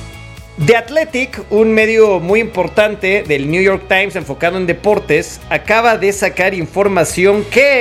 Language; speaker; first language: Spanish; native; Spanish